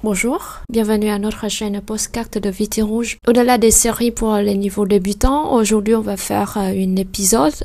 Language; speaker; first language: French; non-native, fluent; Vietnamese